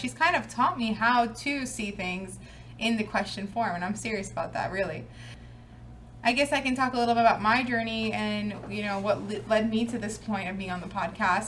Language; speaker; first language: English; native; English